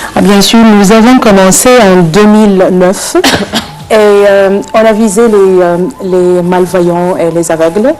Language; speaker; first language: French; non-native, fluent; Arabic